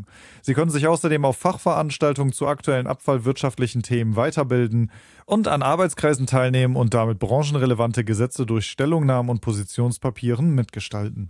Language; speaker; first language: German; native; German